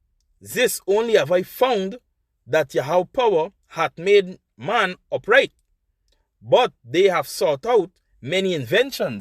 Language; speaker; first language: English; native; English